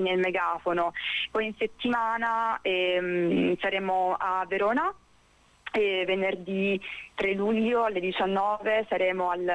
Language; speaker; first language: Italian; native; Italian